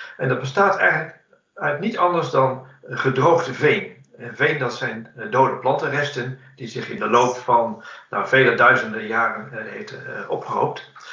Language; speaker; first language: Dutch; native; Dutch